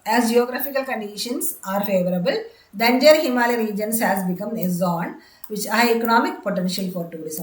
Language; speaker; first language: English; non-native, local second language; Malayalam